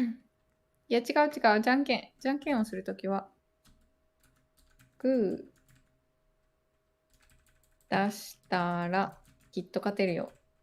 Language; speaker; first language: Japanese; native; Japanese